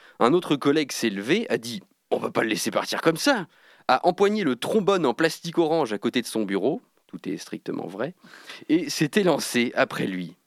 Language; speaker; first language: French; native; French